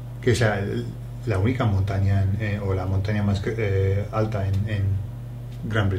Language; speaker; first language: Spanish; non-native, fluent; English